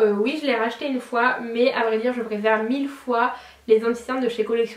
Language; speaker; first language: French; native; French